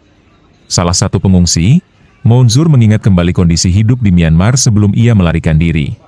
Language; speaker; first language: Indonesian; native; Indonesian